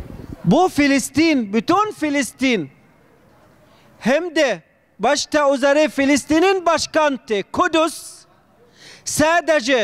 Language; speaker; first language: Turkish; non-native, fluent; Arabic